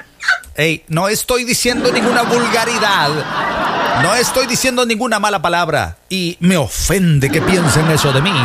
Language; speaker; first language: Spanish; native; Spanish